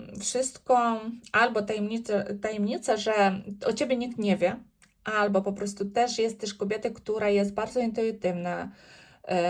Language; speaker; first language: Polish; non-native, learner; Ukrainian